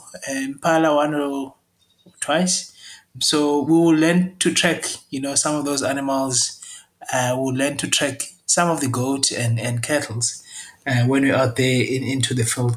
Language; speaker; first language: English; non-native, local second language; Zulu